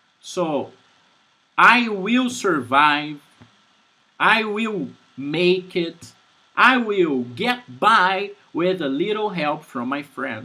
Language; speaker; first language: English; non-native, fluent; Portuguese